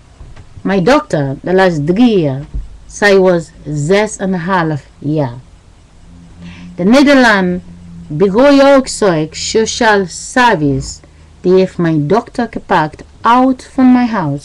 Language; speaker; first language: Dutch; non-native, learner; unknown